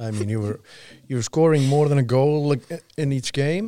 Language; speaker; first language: English; non-native, fluent; Icelandic